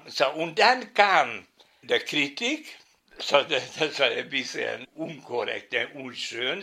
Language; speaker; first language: German; non-native, fluent; Hungarian